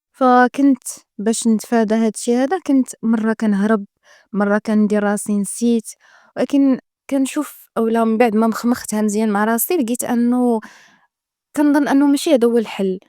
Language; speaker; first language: Arabic; native; Arabic